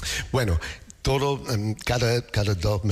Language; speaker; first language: Spanish; non-native, learner; English